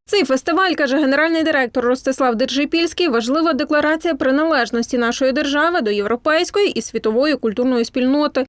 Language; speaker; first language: Ukrainian; native; Ukrainian